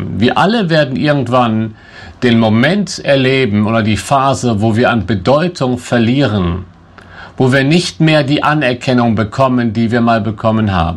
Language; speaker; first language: German; native; German